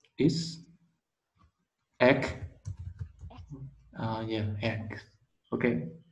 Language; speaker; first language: English; non-native, learner; Vietnamese